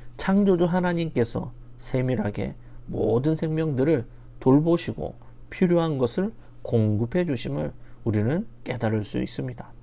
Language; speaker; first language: Korean; native; Korean